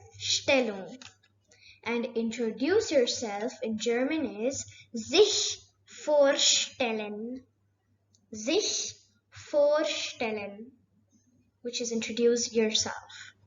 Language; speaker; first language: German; non-native, fluent; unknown